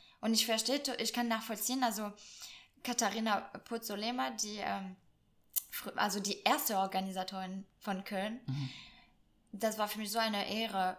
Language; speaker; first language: German; non-native, fluent; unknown